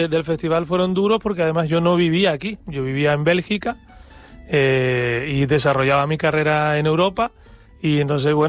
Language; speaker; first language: Spanish; native; Spanish